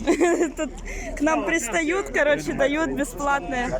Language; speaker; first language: Russian; native; Russian